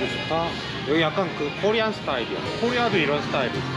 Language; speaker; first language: Korean; non-native, learner; Thai